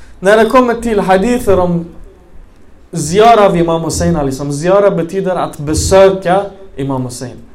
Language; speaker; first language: Swedish; early bilingual, other home language; Arabic